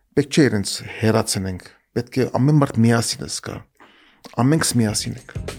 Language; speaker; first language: Armenian; early bilingual, heritage; Armenian